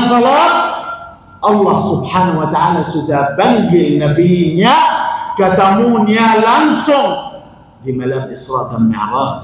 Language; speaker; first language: Indonesian; non-native, fluent; Arabic